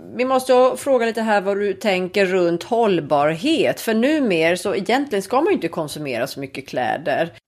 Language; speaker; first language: Swedish; native; Swedish